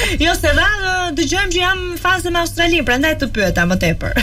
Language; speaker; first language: Albanian; native; Albanian